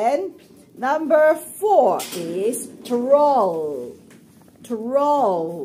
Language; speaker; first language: English; non-native, fluent; Chinese